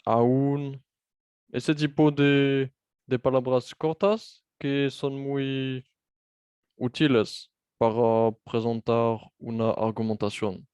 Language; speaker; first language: Spanish; non-native, fluent; French